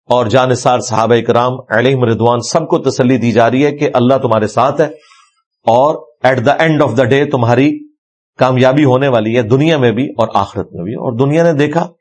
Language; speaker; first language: Urdu; non-native, local second language; Punjabi